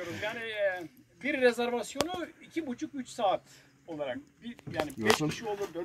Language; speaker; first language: Turkish; non-native, local second language; Kurdish